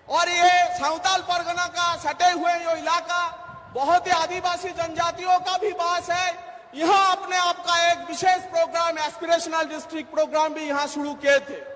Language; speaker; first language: Hindi; non-native, local second language; Bangla